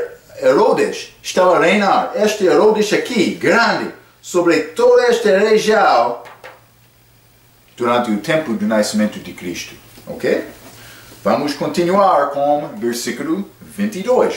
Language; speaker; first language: Portuguese; non-native, fluent; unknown